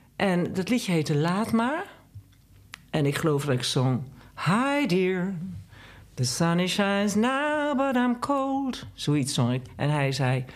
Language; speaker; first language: Dutch; native; Dutch